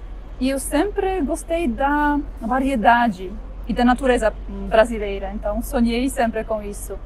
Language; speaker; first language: Portuguese; non-native, fluent; Polish